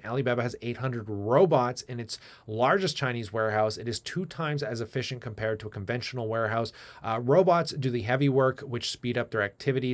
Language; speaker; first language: English; native; English